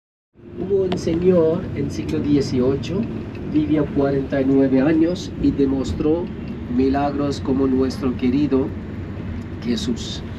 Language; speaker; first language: Spanish; non-native, fluent; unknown